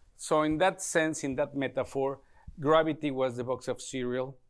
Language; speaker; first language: English; non-native, fluent; Spanish